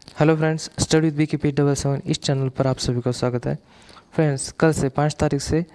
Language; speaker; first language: Hindi; non-native, local second language; Marathi